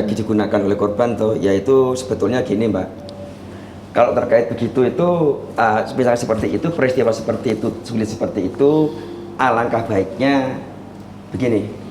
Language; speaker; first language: Indonesian; native; Indonesian